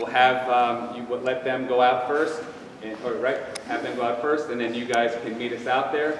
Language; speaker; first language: English; native; English